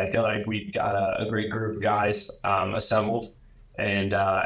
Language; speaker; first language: English; native; English